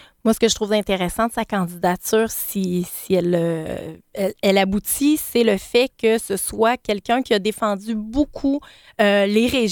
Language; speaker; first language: French; native; French